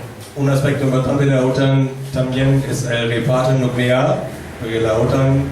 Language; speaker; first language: Spanish; non-native, fluent; German